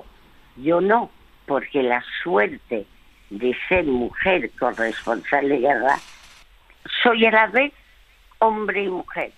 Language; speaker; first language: Spanish; early bilingual, other home language; French